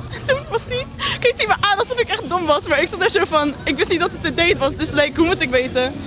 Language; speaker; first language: Dutch; early bilingual, other home language; Polish